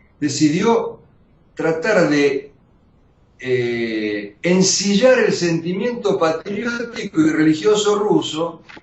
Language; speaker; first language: Spanish; early bilingual, other home language; Russian